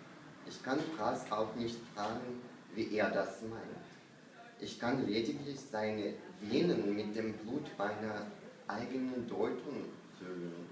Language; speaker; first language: German; non-native, fluent; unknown